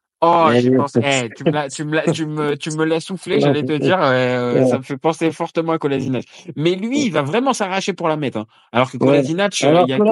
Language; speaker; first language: French; native; French